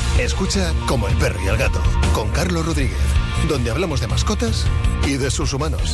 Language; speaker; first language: Spanish; native; Spanish